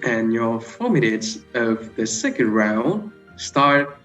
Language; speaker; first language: English; non-native, fluent; Vietnamese